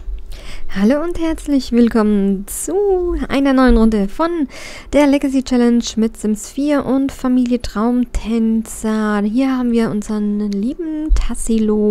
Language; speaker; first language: German; native; German